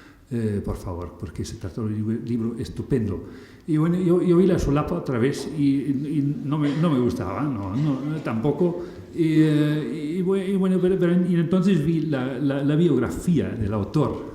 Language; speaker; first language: Spanish; non-native, fluent; German